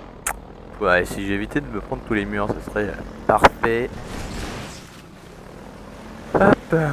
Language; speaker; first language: French; native; French